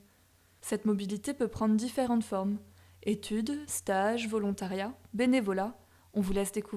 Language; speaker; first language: French; native; French